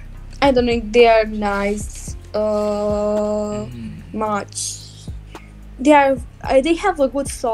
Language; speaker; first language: English; non-native, learner; Romanian